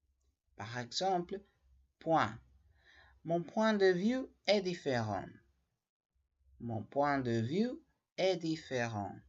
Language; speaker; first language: French; non-native, learner; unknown